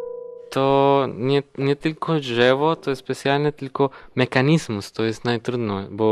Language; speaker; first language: Polish; non-native, learner; Spanish